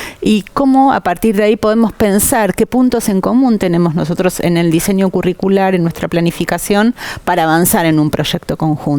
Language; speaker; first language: Spanish; native; Spanish